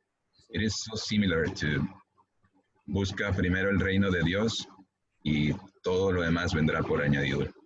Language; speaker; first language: Spanish; native; Spanish